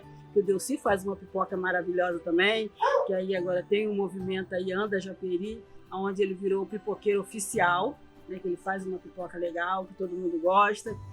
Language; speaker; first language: Portuguese; native; Portuguese